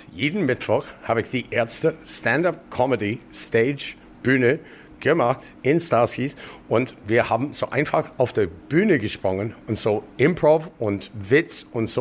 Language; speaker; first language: German; non-native, fluent; English